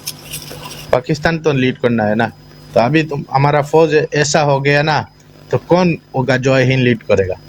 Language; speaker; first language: Hindi; non-native, fluent; Bangla